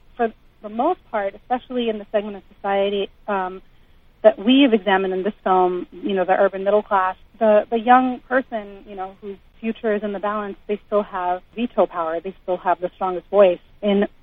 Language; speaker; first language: English; native; English